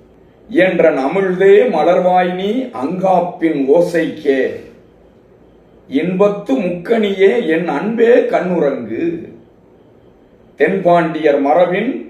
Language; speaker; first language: Tamil; native; Tamil